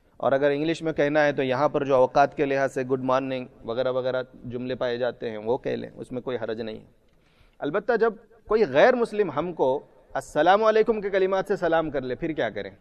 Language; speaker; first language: Urdu; native; Urdu